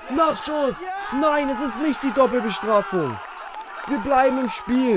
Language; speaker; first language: German; native; German